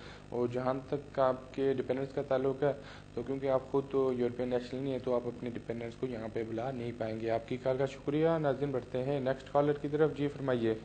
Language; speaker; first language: Urdu; native; Urdu